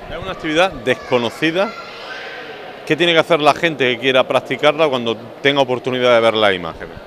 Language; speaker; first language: Spanish; native; Spanish